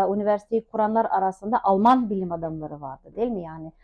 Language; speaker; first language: Turkish; non-native, fluent; Tatar